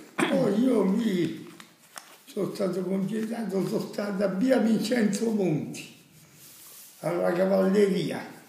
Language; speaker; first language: Italian; early bilingual, heritage; Italian